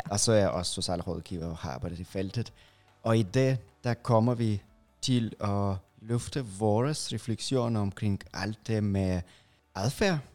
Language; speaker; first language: Danish; non-native, fluent; Russian